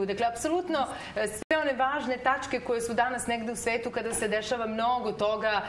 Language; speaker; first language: Serbian; native; Serbian